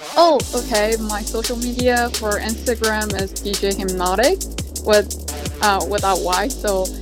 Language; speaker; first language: English; non-native, learner; Korean